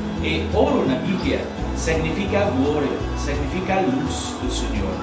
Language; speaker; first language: Portuguese; non-native, learner; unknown